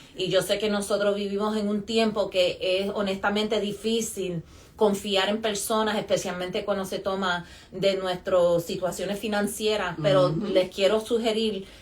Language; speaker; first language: Spanish; early bilingual, other home language; English